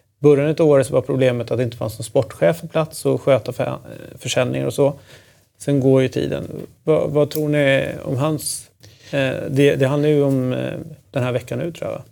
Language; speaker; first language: Swedish; native; Swedish